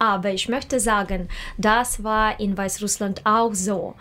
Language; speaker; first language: German; non-native, learner; Russian